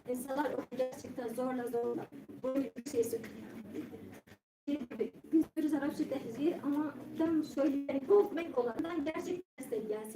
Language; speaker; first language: Turkish; non-native, learner; Arabic